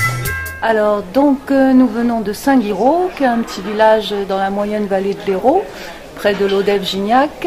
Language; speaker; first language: French; native; French